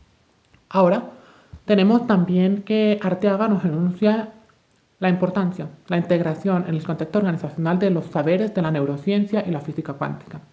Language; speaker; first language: Spanish; native; Spanish